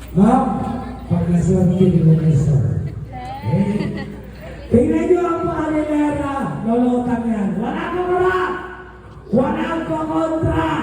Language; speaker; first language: Filipino; non-native, local second language; Cebuano